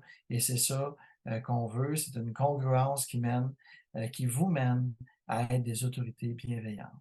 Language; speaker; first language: French; native; French